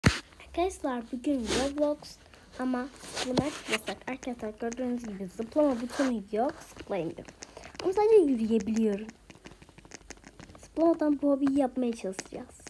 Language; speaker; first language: Turkish; native; Turkish